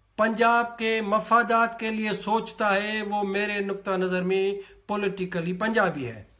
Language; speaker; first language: Urdu; non-native, local second language; Sindhi